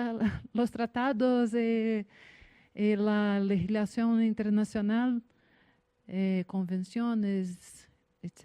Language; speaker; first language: Spanish; non-native, learner; Portuguese